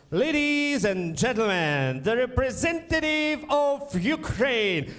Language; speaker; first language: English; non-native, learner; Russian